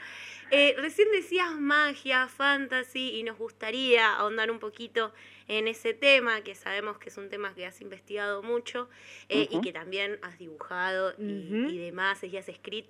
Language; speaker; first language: Spanish; native; Spanish